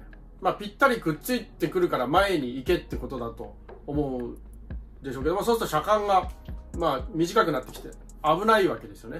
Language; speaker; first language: Japanese; native; Japanese